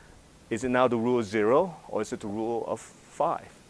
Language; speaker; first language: English; native; English